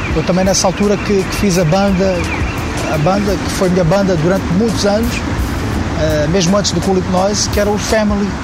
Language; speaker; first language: Portuguese; native; Portuguese